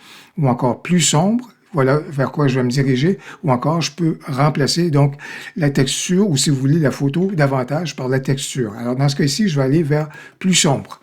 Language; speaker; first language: French; native; French